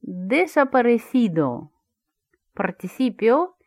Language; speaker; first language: Spanish; non-native, fluent; Russian